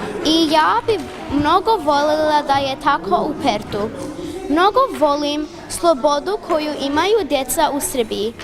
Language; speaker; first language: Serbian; early bilingual, heritage; Serbian